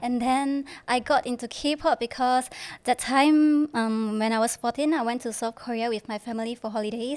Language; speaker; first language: English; non-native, local second language; Chinese